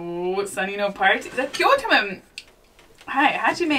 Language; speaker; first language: Japanese; non-native, learner; English